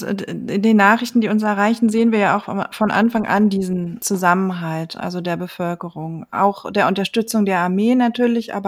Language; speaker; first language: German; native; German